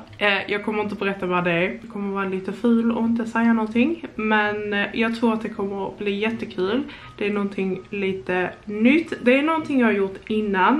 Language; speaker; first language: Swedish; native; Swedish